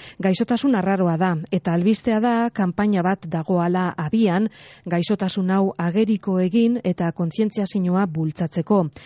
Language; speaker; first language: Basque; native; Basque